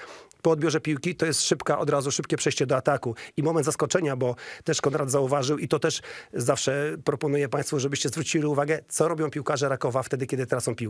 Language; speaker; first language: Polish; native; Polish